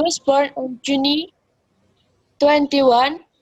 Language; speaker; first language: English; non-native, learner; Indonesian